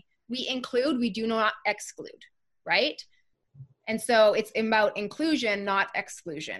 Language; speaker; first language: English; native; English